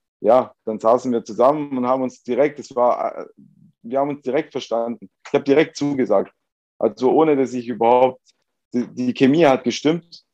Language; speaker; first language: German; early bilingual, other home language; Italian